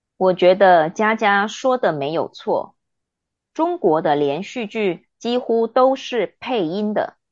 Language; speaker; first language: Chinese; native; Chinese